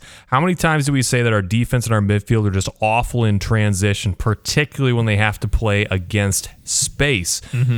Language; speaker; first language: English; native; English